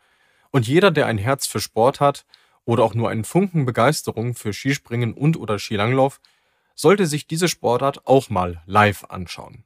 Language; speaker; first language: German; native; German